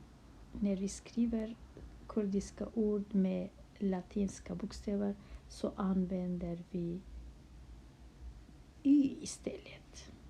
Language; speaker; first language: Swedish; non-native, local second language; Kurdish